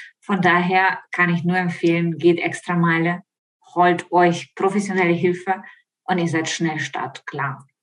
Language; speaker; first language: German; non-native, fluent; Ukrainian